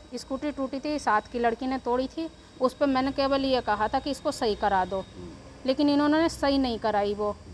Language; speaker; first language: Hindi; native; Hindi